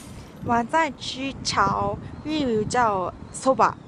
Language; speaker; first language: Chinese; non-native, learner; Japanese